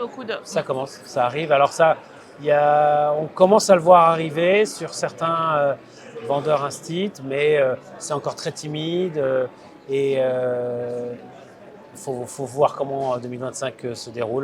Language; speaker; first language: French; native; French